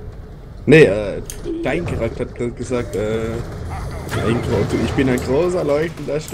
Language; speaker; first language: German; native; German